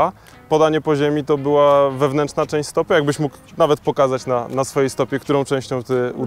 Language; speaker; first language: Polish; native; Polish